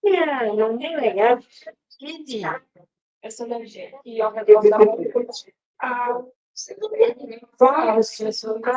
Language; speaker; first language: Portuguese; early bilingual, heritage; Portuguese